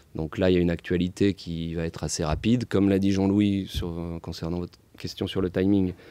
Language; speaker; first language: French; native; French